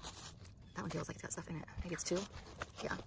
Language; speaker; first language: English; native; English